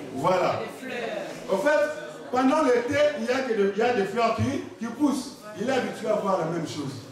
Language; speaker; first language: French; non-native, local second language; Lingala